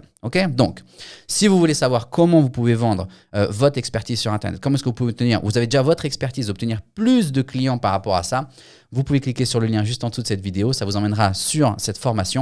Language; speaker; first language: French; native; French